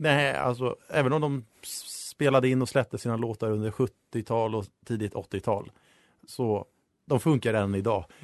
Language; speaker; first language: Swedish; native; Swedish